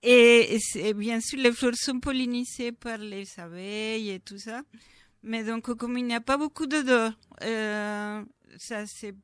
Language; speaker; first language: French; non-native, fluent; Spanish